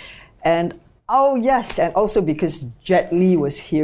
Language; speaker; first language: English; native; English